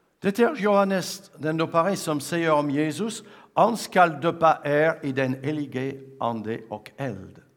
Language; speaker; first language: Swedish; non-native, fluent; French